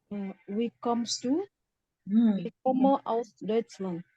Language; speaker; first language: German; non-native, learner; Indonesian